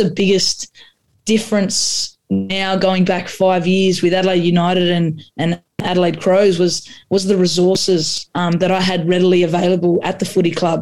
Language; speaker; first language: English; non-native, local second language; Croatian